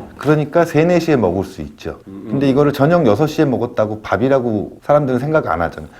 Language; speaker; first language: Korean; native; Korean